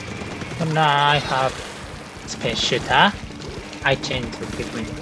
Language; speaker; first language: English; non-native, learner; Japanese